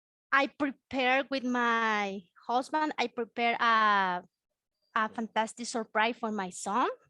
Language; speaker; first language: English; non-native, learner; Spanish